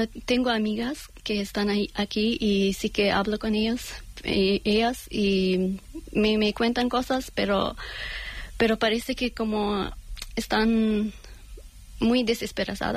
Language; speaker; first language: Spanish; non-native, learner; Persian